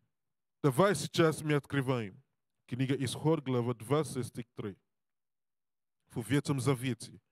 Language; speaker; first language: Russian; non-native, learner; English